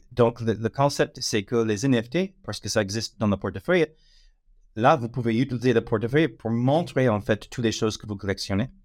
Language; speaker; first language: French; non-native, fluent; English